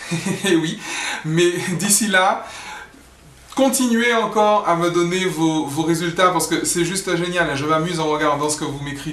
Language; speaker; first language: French; native; French